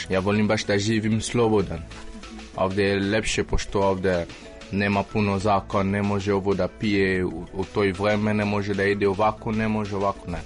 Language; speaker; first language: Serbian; non-native, fluent; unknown